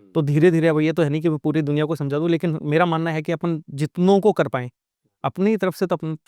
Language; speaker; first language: Hindi; native; Hindi